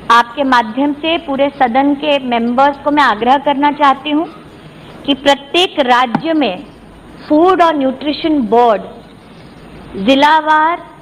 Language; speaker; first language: Hindi; native; Hindi